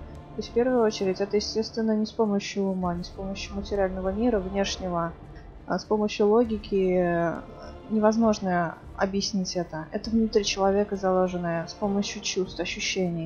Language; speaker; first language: Russian; native; Russian